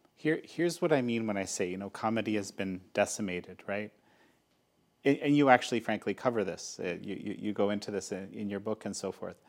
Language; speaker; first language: English; non-native, fluent; Polish